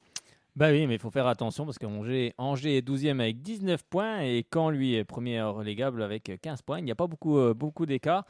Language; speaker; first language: French; native; French